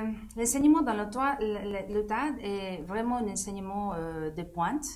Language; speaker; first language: French; non-native, fluent; Spanish